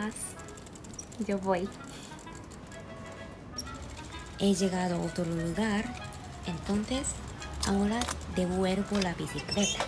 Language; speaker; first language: Spanish; non-native, fluent; Japanese